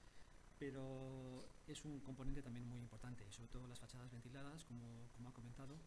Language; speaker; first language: Spanish; native; Spanish